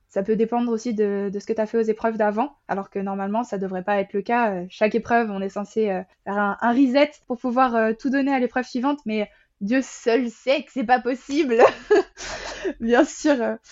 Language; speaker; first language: French; native; French